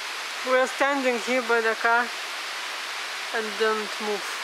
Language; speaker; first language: English; non-native, fluent; Lithuanian